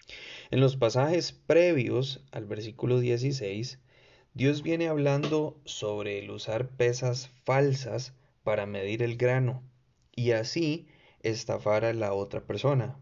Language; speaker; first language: Spanish; native; Spanish